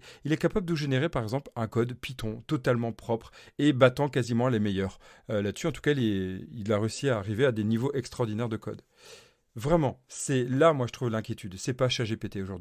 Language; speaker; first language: French; native; French